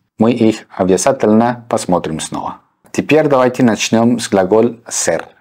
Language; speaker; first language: Russian; non-native, fluent; Spanish